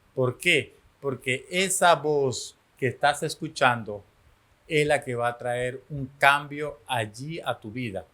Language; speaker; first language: Spanish; native; Spanish